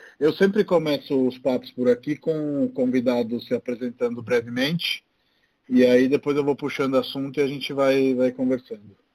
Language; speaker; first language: Portuguese; native; Portuguese